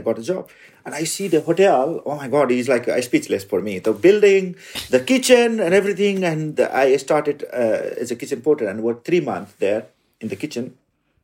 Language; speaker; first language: English; non-native, local second language; Nepali